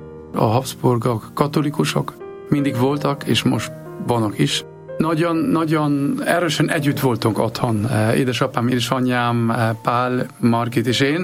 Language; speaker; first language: Hungarian; non-native, fluent; German